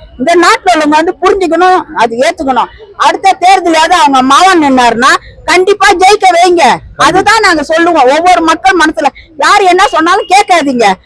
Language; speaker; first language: Tamil; native; Tamil